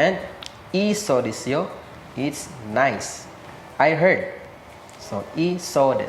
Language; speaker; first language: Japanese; non-native, fluent; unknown